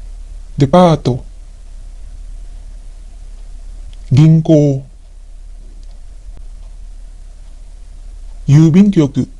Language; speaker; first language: Japanese; non-native, fluent; Filipino